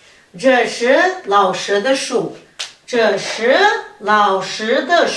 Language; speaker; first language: Chinese; non-native, fluent; Kazakh